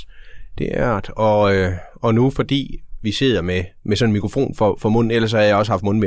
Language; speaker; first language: Danish; native; Danish